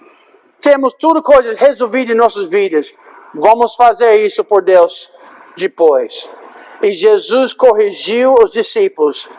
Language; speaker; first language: Portuguese; non-native, fluent; English